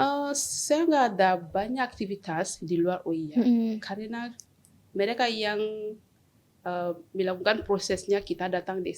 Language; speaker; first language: Indonesian; non-native, learner; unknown